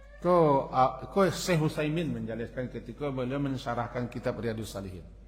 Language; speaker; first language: Malay; non-native, local second language; Minangkabau